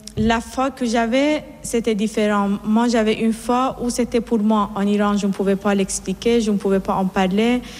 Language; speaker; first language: French; non-native, fluent; Persian